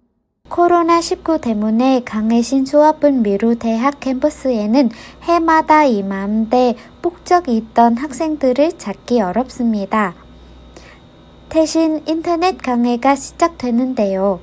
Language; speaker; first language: Korean; non-native, learner; Vietnamese